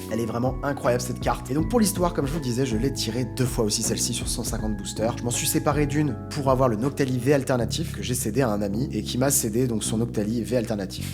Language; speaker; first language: French; native; French